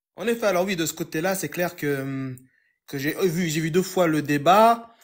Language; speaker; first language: French; native; French